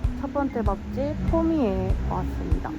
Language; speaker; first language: Korean; native; Korean